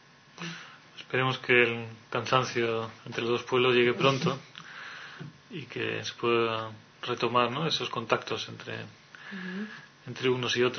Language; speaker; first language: Spanish; native; Spanish